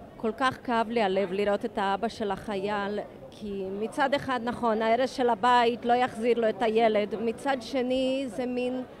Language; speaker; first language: Hebrew; native; Hebrew